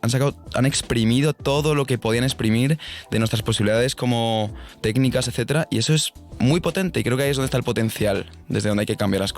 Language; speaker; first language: Spanish; native; Spanish